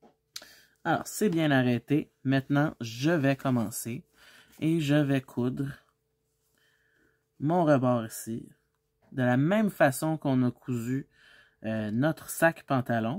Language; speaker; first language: French; native; French